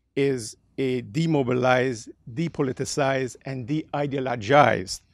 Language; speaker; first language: English; early bilingual, other home language; Dutch